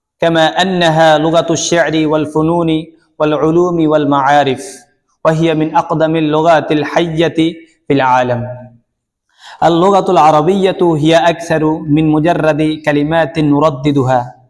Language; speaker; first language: Arabic; non-native, learner; Bangla